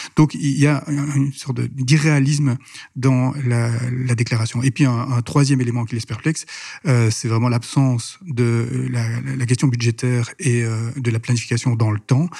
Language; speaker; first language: French; native; French